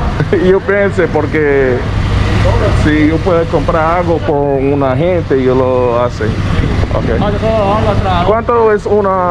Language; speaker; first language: Spanish; non-native, learner; English